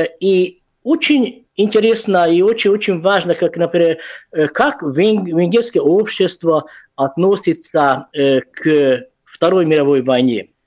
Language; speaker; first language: Russian; non-native, fluent; Hungarian